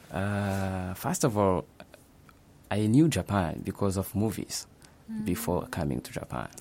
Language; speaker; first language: English; non-native, local second language; Kinyarwanda